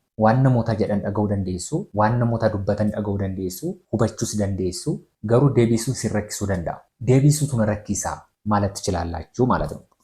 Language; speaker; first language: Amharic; non-native, local second language; Oromo